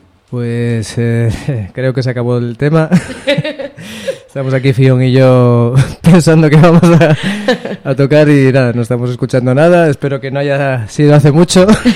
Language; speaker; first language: Spanish; native; Spanish